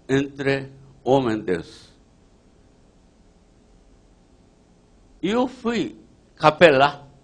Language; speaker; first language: Portuguese; non-native, learner; Japanese